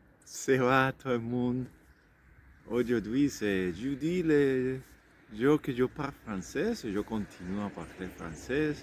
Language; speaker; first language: French; non-native, learner; Spanish